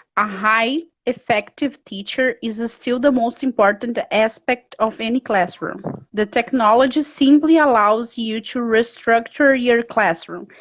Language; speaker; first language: English; non-native, fluent; Portuguese